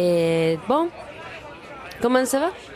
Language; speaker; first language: French; non-native, learner; Spanish